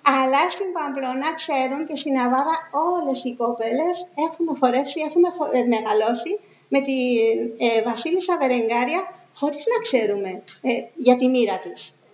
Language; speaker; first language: Greek; non-native, fluent; Spanish